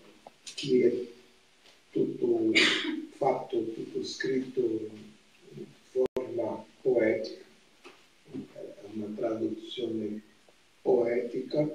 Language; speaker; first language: Italian; non-native, fluent; Portuguese